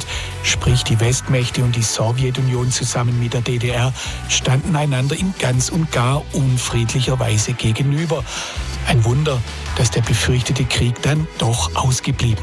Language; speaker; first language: German; native; German